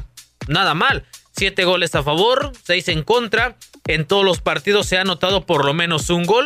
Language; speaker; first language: Spanish; native; Spanish